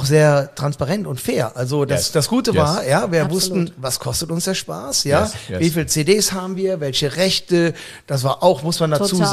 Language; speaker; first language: German; native; German